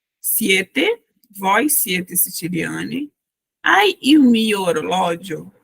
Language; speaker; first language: Italian; non-native, fluent; Portuguese